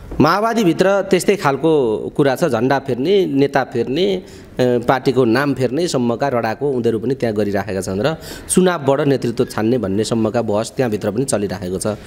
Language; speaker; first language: Nepali; native; Nepali